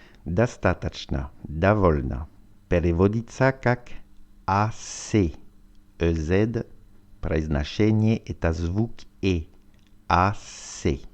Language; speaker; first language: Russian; non-native, learner; French